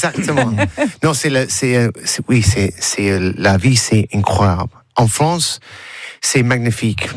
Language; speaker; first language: French; non-native, learner; English